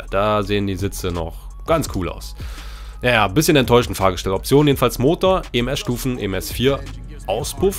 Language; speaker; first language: German; native; German